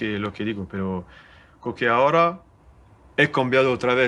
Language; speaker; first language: Spanish; non-native, learner; French